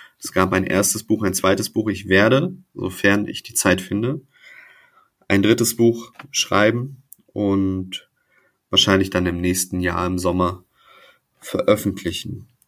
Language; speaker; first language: German; native; German